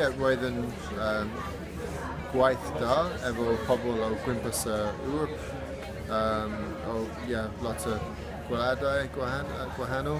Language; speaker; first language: Welsh; non-native, learner; English